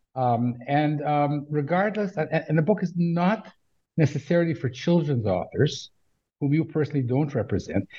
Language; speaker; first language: English; native; English